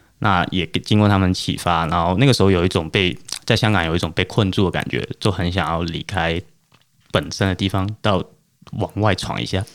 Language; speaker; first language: Chinese; non-native, fluent; Cantonese